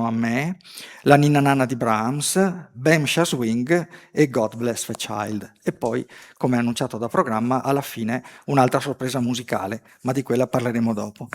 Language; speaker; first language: Italian; native; Italian